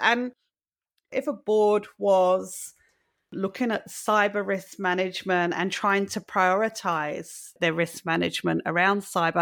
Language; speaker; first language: English; native; English